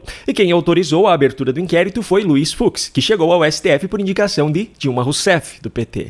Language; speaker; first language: Portuguese; native; Portuguese